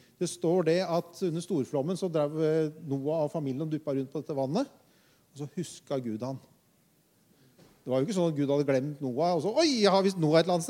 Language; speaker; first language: Norwegian; native; Norwegian